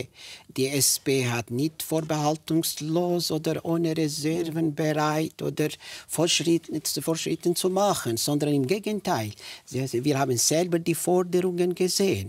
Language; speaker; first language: German; non-native, fluent; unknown